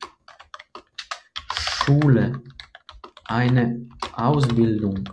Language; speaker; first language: German; non-native, fluent; Croatian